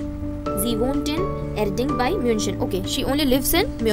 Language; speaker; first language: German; non-native, fluent; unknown